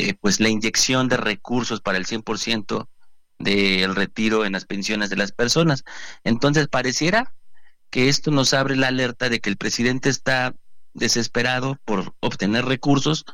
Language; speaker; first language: Spanish; native; Spanish